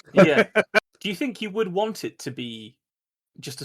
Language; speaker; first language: English; native; English